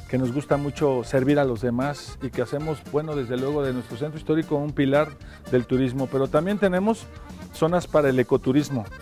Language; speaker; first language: Spanish; native; Spanish